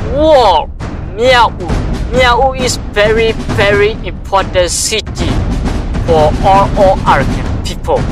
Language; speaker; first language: English; non-native, learner; Burmese